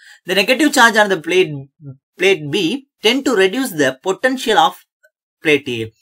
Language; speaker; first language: English; non-native, local second language; Tamil